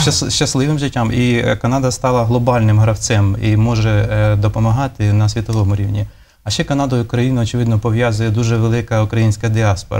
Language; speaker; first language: Ukrainian; native; Ukrainian